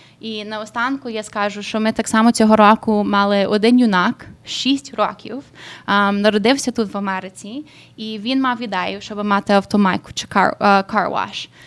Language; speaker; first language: Ukrainian; early bilingual, heritage; Ukrainian